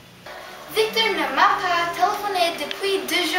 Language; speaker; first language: French; non-native, learner; English